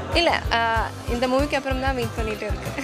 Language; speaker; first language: Tamil; non-native, local second language; Malayalam